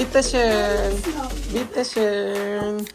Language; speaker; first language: German; non-native, learner; Thai